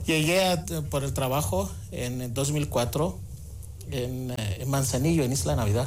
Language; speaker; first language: Spanish; non-native, fluent; Greek